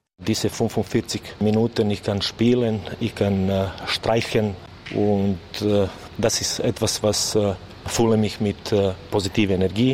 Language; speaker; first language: German; non-native, learner; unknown